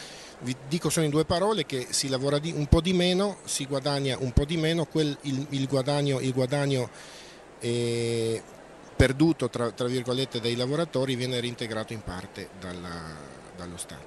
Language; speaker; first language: Italian; native; Italian